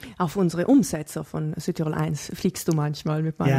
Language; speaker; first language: German; native; German